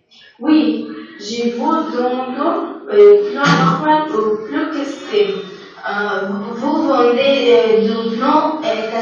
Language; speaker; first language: French; non-native, learner; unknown